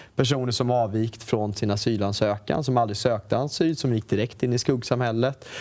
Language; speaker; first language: Swedish; native; Swedish